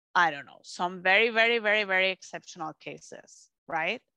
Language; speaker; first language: English; non-native, fluent; Spanish